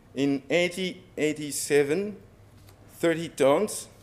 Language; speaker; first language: English; non-native, fluent; French